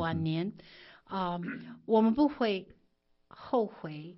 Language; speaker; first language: Chinese; non-native, fluent; English